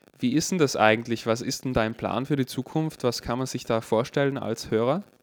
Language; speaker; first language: German; native; German